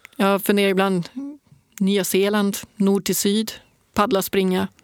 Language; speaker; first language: Swedish; native; Swedish